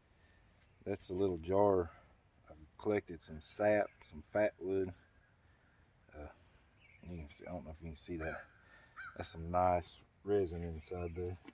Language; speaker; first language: English; native; English